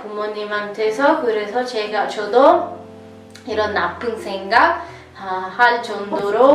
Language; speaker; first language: Korean; non-native, learner; Italian